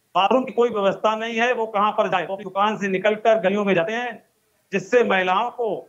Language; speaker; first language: Hindi; native; Hindi